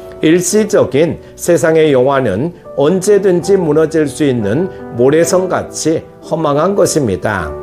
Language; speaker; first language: Korean; native; Korean